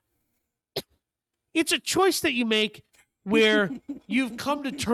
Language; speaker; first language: English; native; English